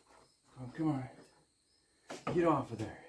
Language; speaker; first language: English; native; English